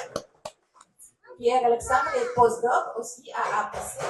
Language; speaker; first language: French; non-native, learner; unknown